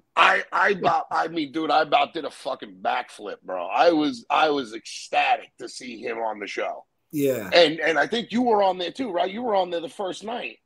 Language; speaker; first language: English; native; English